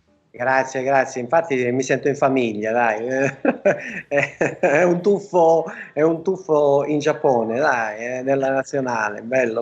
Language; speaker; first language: Italian; native; Italian